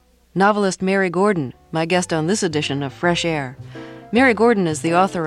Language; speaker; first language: English; native; English